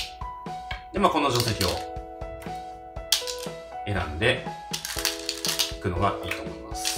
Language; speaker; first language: Japanese; native; Japanese